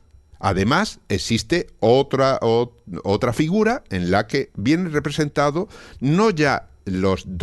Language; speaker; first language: Spanish; native; Spanish